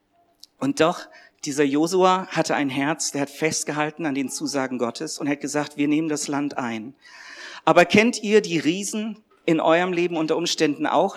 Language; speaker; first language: German; native; German